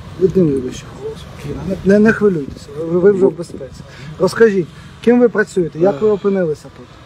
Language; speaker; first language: Ukrainian; native; Ukrainian